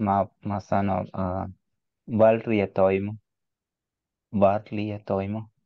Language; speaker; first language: Finnish; non-native, learner; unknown